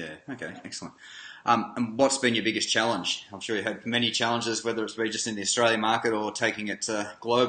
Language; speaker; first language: English; native; English